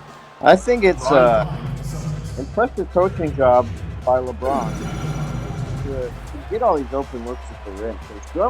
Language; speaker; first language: English; native; English